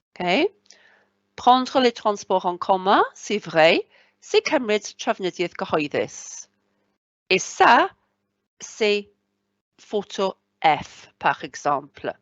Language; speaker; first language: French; non-native, fluent; Welsh